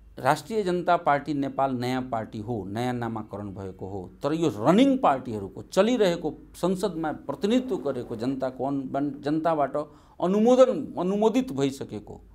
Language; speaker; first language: Nepali; non-native, local second language; Maithili